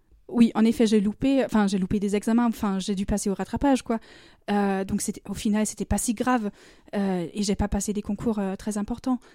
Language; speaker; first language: French; non-native, fluent; German